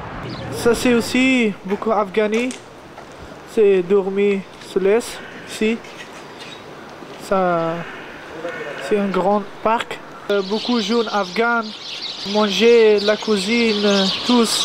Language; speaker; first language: French; non-native, learner; Persian